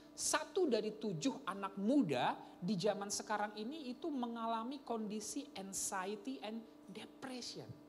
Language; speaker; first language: Indonesian; native; Indonesian